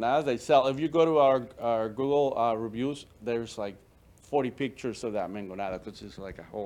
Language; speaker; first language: English; native; English